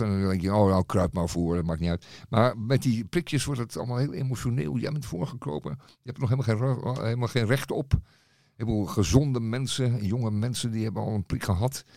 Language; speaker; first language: Dutch; native; Dutch